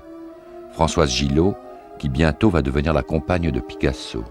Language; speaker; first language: French; native; French